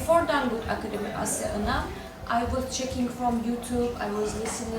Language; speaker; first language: English; non-native, learner; Turkish